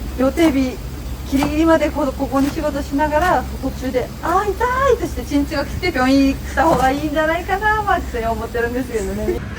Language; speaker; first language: Japanese; non-native, fluent; Korean